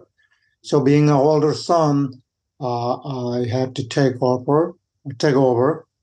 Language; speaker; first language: English; non-native, fluent; Sherpa